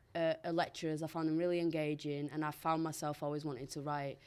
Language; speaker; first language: English; non-native, local second language; Portuguese